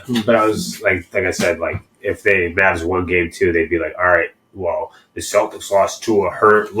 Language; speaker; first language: English; native; English